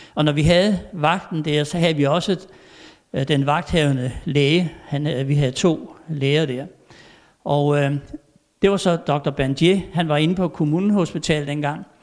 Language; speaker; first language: Danish; native; Danish